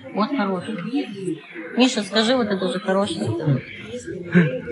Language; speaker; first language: Russian; native; Russian